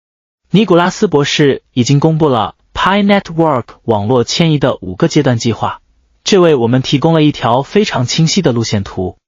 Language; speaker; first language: Chinese; native; Chinese